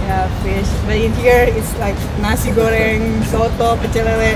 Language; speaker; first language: English; non-native, fluent; Indonesian